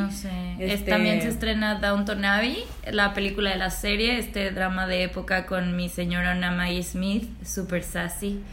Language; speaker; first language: Spanish; native; Spanish